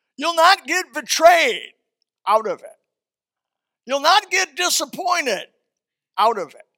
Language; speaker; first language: English; early bilingual, other home language; Swedish